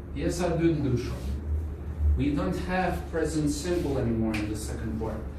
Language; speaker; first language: English; non-native, fluent; Albanian